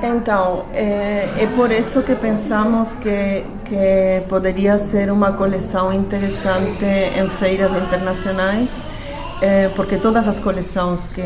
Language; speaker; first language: Portuguese; non-native, fluent; Spanish